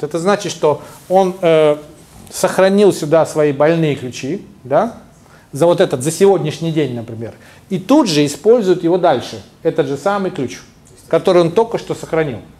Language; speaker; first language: Russian; native; Russian